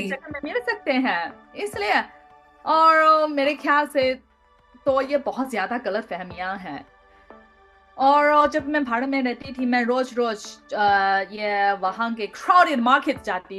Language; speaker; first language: Hindi; non-native, learner; Chinese